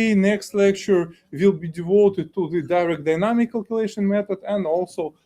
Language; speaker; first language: English; non-native, fluent; Ukrainian